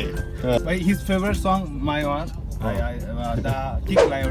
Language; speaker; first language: English; non-native, learner; Bangla